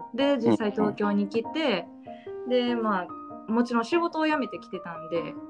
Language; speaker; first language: Japanese; native; Japanese